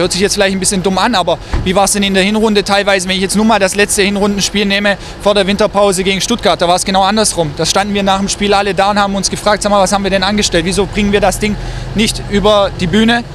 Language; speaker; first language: German; native; German